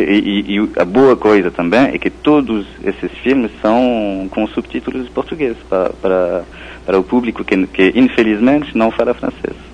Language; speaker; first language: Portuguese; non-native, fluent; French